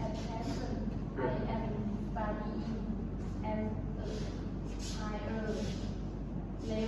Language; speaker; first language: English; non-native, learner; Lao